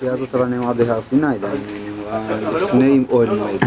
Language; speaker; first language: Hebrew; native; Hebrew